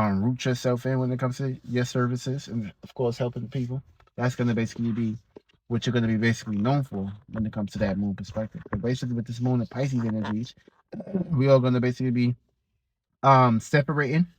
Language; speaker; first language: English; native; English